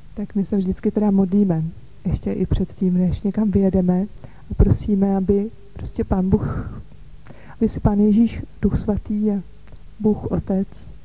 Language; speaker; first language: Czech; native; Czech